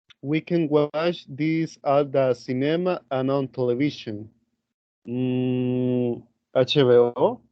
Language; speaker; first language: English; non-native, learner; Spanish